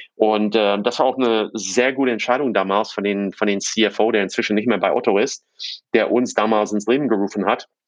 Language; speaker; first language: German; non-native, fluent; English